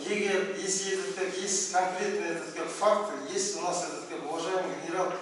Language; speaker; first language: Russian; non-native, local second language; Kazakh